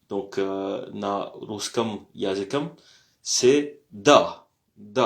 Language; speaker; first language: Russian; non-native, fluent; French